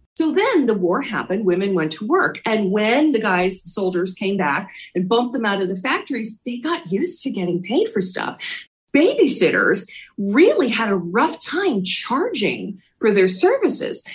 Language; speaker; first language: English; native; English